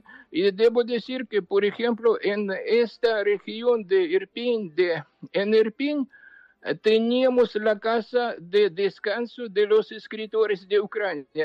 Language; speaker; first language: Spanish; non-native, fluent; Ukrainian